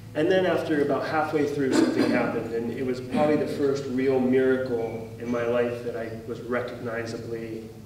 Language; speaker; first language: English; native; English